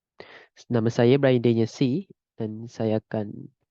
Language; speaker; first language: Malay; non-native, local second language; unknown